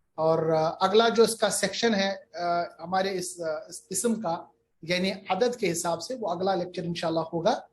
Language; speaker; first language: Urdu; native; Urdu